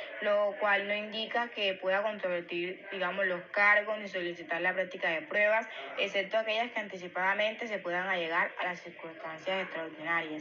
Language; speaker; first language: Spanish; native; Spanish